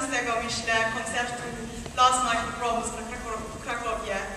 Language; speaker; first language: Polish; non-native, learner; English